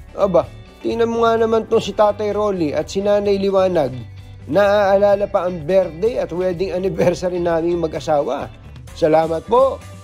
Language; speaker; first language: Filipino; native; Filipino